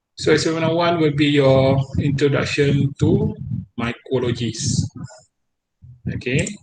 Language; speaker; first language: English; non-native, local second language; Malay